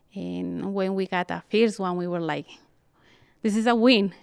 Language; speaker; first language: English; non-native, fluent; Spanish